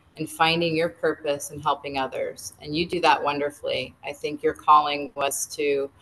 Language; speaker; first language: English; native; English